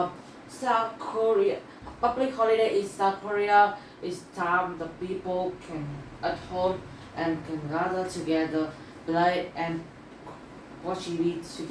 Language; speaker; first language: English; non-native, learner; Vietnamese